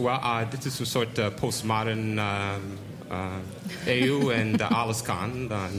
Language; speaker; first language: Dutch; non-native, learner; English